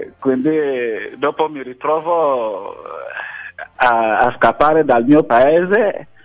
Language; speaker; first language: Italian; non-native, fluent; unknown